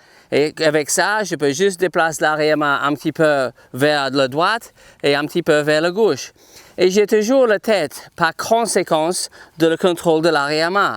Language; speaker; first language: French; non-native, fluent; English